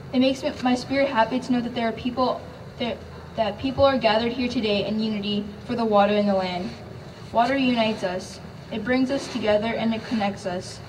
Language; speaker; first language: English; native; English